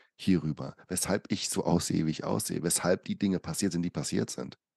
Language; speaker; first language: German; early bilingual, other home language; Portuguese